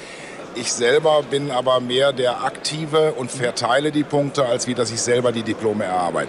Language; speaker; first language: German; native; German